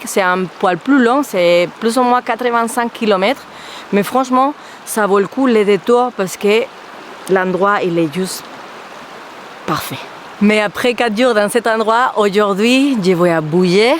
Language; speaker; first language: French; non-native, fluent; Spanish